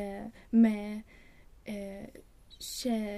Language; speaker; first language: French; non-native, learner; Swedish